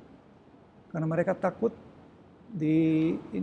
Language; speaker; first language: Indonesian; early bilingual, heritage; Dutch